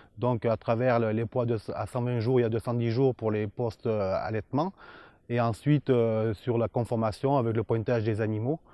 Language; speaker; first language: French; native; French